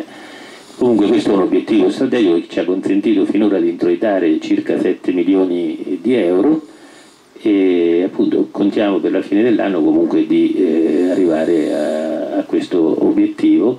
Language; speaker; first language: Italian; native; Italian